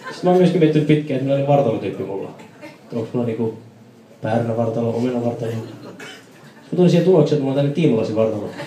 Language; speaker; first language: Finnish; early bilingual, other home language; Persian